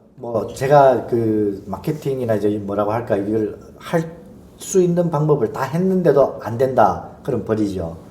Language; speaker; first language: Korean; early bilingual, heritage; Korean